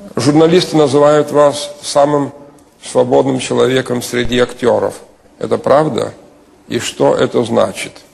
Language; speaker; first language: Russian; non-native, local second language; Lithuanian